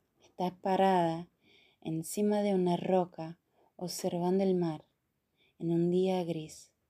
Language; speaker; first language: Spanish; non-native, fluent; Portuguese